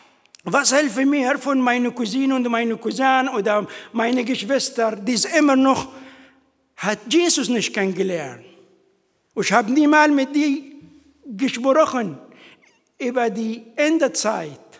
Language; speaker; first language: German; non-native, fluent; Arabic